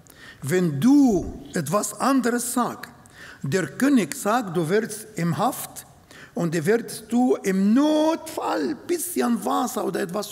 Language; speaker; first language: German; non-native, fluent; Arabic